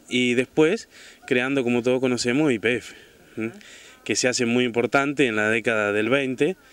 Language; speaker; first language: Spanish; native; Spanish